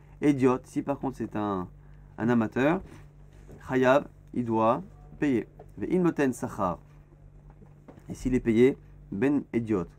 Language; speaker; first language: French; native; French